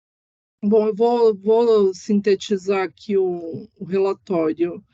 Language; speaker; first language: Portuguese; native; Portuguese